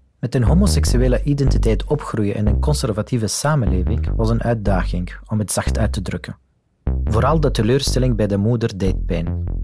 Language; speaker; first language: Dutch; non-native, fluent; Arabic